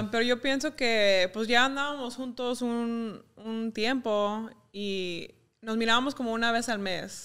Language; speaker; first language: Spanish; early bilingual, heritage; Spanish